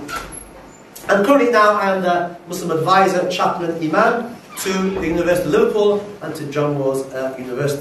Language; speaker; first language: English; native; English